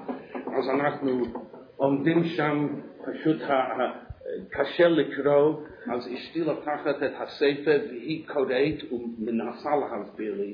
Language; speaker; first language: Hebrew; non-native, fluent; English